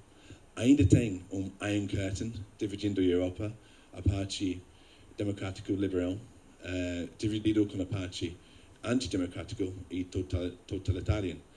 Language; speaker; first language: Portuguese; non-native, fluent; English